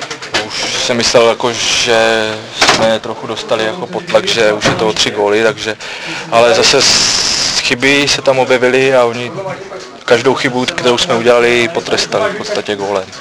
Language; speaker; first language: Czech; native; Czech